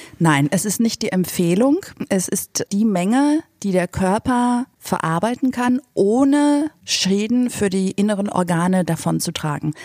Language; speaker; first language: German; native; German